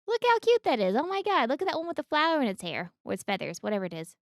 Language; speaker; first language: English; native; English